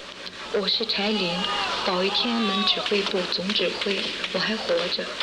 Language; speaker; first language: Chinese; native; Chinese